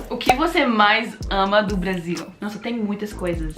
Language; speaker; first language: Portuguese; non-native, learner; English